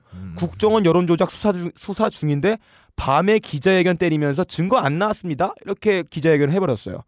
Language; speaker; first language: Korean; native; Korean